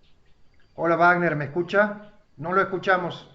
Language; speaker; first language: Spanish; native; Spanish